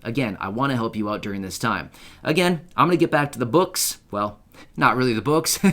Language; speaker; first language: English; native; English